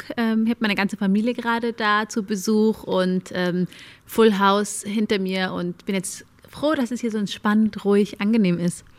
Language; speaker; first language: German; early bilingual, other home language; Amharic